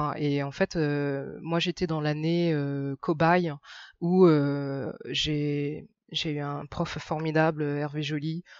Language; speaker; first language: French; native; French